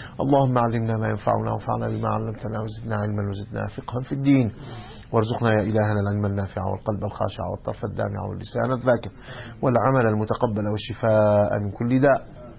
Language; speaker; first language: Arabic; native; Arabic